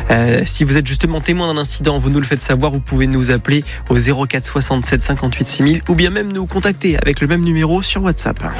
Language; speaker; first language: French; native; French